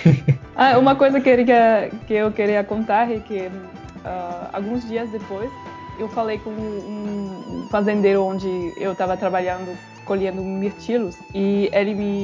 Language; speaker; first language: Portuguese; non-native, fluent; French